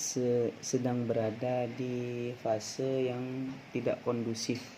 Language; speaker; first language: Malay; non-native, local second language; Madurese